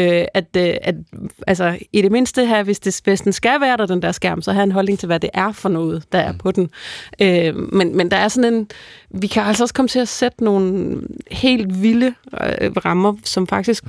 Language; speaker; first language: Danish; native; Danish